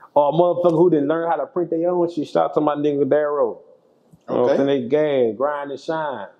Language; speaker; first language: English; native; English